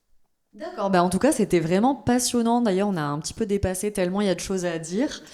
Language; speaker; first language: French; native; French